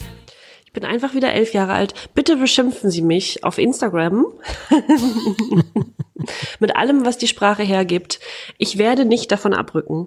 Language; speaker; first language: German; native; German